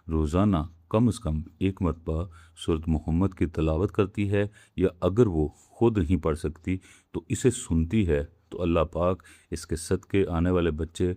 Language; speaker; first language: Urdu; native; Urdu